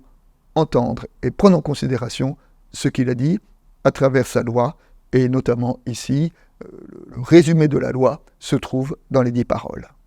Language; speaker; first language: French; native; French